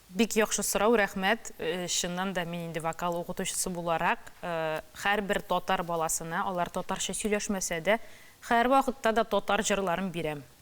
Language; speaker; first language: Tatar; native; Tatar